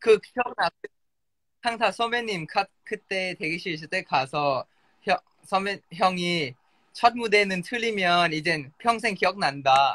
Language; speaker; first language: Korean; non-native, fluent; Thai